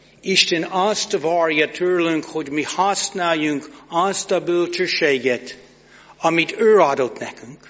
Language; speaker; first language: Hungarian; non-native, fluent; English